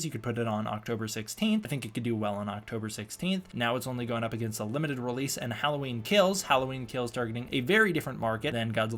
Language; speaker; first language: English; native; English